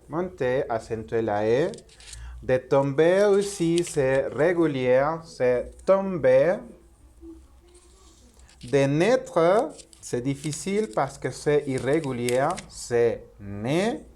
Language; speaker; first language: French; non-native, learner; Spanish